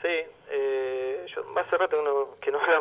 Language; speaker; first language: Spanish; native; Spanish